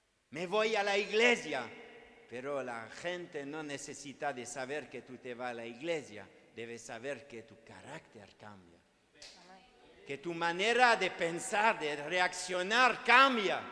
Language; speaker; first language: Spanish; non-native, learner; French